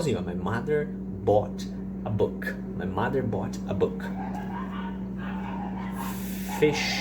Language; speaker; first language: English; non-native, fluent; Portuguese